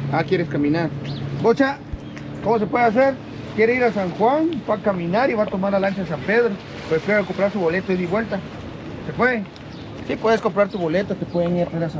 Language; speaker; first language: Spanish; native; Spanish